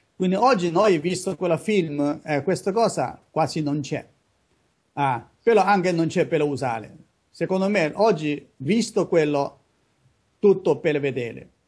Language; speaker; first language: Italian; non-native, learner; Chinese